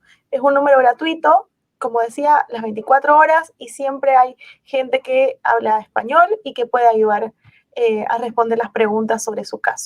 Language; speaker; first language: Spanish; native; Spanish